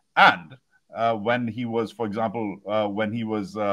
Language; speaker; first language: English; non-native, local second language; Urdu